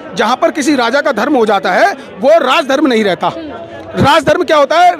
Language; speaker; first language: Hindi; native; Hindi